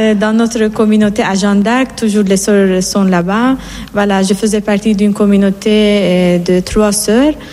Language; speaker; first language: French; non-native, fluent; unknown